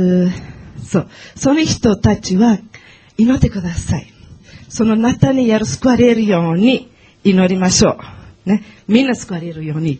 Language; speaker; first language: Japanese; non-native, learner; Portuguese